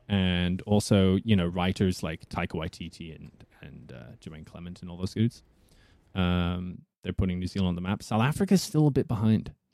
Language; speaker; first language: English; native; English